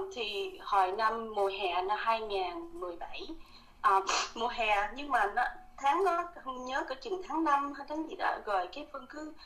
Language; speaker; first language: Vietnamese; early bilingual, heritage; Vietnamese